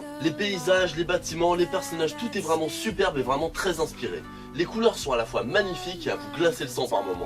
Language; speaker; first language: French; native; French